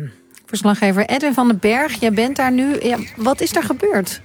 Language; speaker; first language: Dutch; native; Dutch